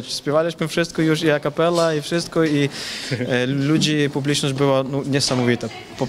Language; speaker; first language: Polish; non-native, learner; Ukrainian